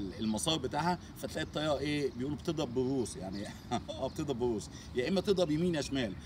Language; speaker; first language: Arabic; native; Arabic